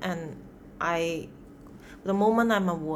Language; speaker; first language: English; non-native, local second language; Cantonese